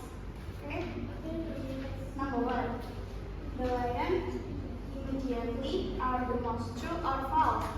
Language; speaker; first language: English; non-native, learner; Indonesian